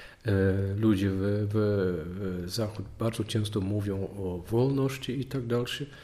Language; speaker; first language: Polish; non-native, learner; Dutch